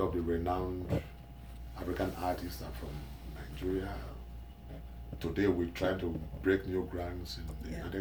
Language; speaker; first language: English; non-native, local second language; Igbo